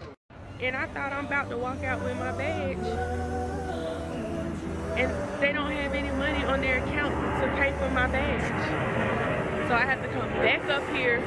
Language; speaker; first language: English; native; English